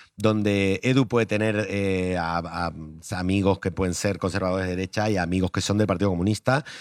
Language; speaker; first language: Spanish; native; Spanish